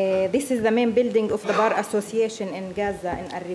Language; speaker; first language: English; non-native, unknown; Arabic